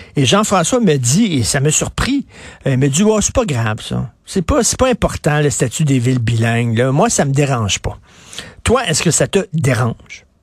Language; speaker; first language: French; native; French